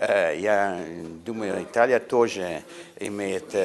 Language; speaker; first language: Russian; non-native, learner; Italian